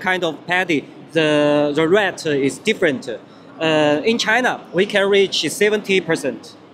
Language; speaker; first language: English; non-native, learner; Chinese